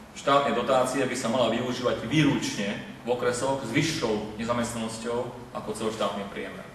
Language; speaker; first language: Slovak; non-native, local second language; Hungarian